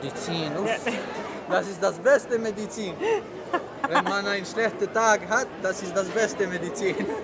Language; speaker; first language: German; non-native, learner; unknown